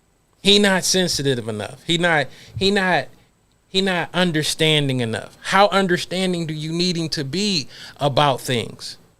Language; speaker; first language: English; native; English